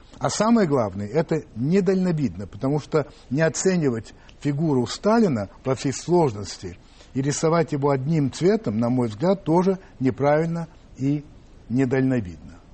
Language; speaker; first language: Russian; non-native, fluent; French